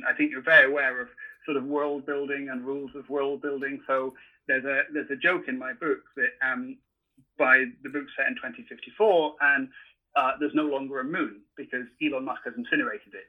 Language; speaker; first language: English; native; English